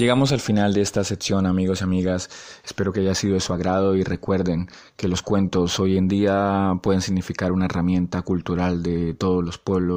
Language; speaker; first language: Spanish; native; Spanish